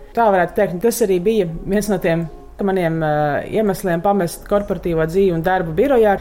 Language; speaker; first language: Latvian; native; Latvian